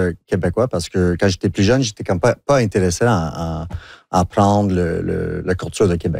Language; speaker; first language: French; non-native, local second language; English